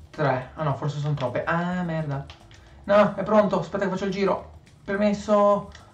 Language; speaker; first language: Italian; native; Italian